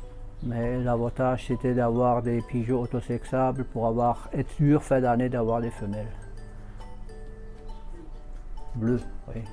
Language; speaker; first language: French; native; French